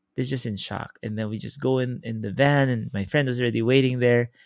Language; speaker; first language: English; native; English